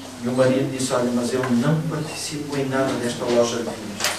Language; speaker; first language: Portuguese; native; Portuguese